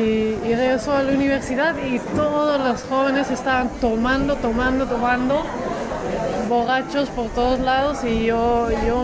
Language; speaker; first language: Spanish; non-native, fluent; Dutch